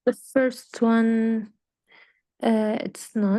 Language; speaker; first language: English; non-native, learner; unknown